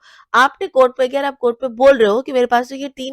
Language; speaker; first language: Hindi; native; Hindi